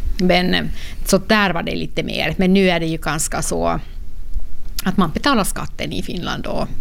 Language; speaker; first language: Swedish; non-native, local second language; Finnish